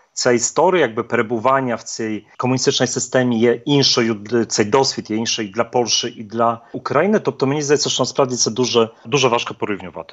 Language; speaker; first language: Polish; non-native, learner; Ukrainian